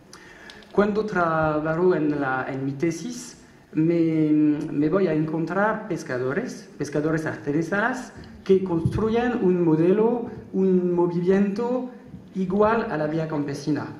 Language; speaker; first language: Spanish; non-native, learner; French